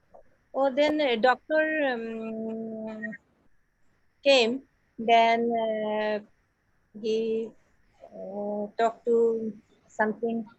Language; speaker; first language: English; non-native, learner; Assamese